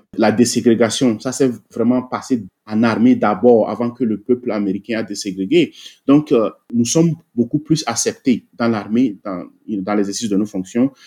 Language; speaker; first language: French; non-native, local second language; Ewe